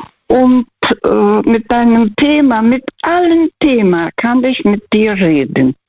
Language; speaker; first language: German; non-native, fluent; Russian